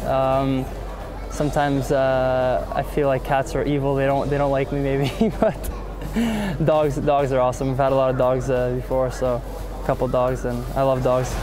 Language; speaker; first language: English; native; English